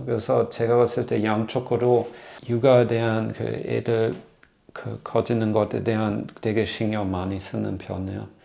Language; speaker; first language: Korean; non-native, fluent; German